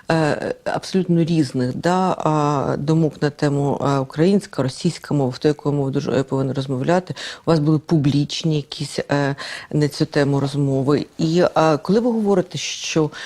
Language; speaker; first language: Ukrainian; non-native, local second language; Russian